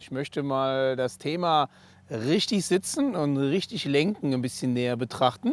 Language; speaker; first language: German; native; German